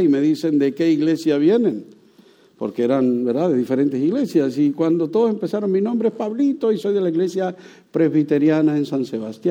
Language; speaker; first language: Spanish; native; Spanish